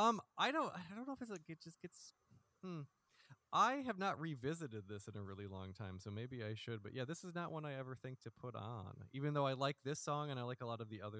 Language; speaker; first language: English; native; English